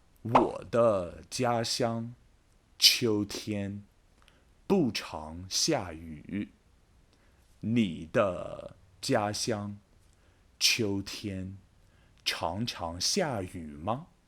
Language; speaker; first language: Chinese; non-native, fluent; English